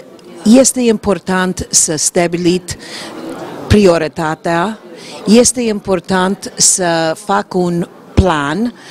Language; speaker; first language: Romanian; non-native, learner; English